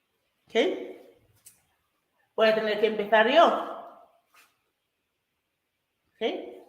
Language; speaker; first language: Spanish; non-native, fluent; English